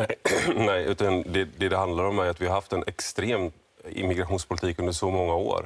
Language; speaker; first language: Swedish; native; Swedish